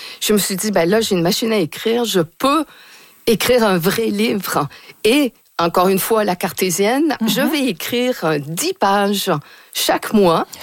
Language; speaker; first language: French; native; French